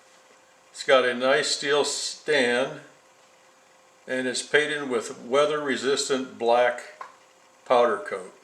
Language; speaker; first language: English; native; English